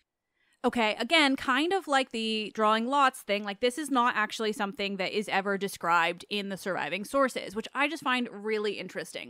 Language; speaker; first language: English; native; English